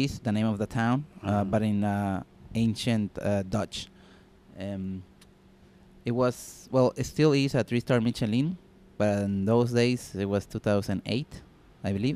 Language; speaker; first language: English; non-native, fluent; Spanish